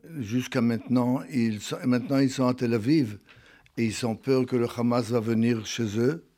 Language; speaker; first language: French; non-native, fluent; Hebrew